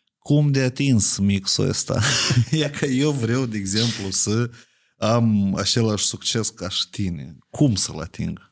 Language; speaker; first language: Romanian; native; Romanian